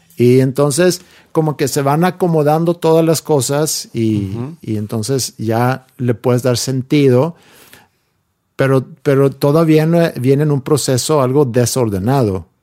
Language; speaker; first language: Spanish; non-native, fluent; Swedish